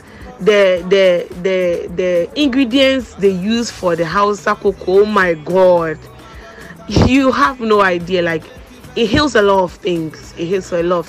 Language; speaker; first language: English; non-native, local second language; Akan